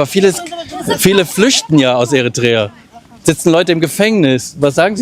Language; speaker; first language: German; native; German